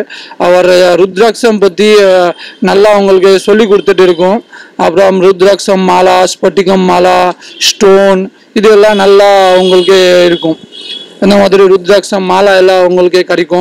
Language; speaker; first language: Tamil; non-native, fluent; Bangla